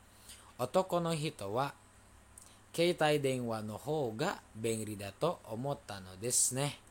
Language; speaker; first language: Japanese; non-native, fluent; Indonesian